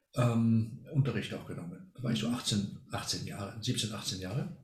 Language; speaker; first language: German; non-native, fluent; Spanish